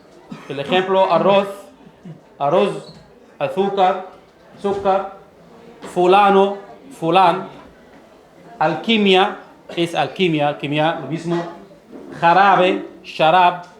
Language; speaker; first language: Spanish; non-native, fluent; Arabic